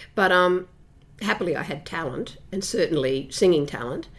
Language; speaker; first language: English; native; English